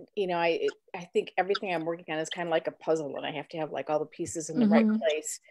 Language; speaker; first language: English; native; English